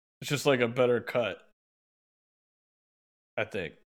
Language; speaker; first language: English; native; English